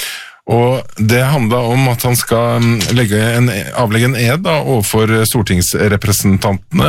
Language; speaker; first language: Norwegian; native; Norwegian